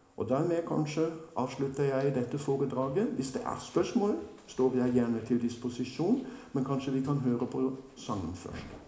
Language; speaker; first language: Norwegian; non-native, fluent; German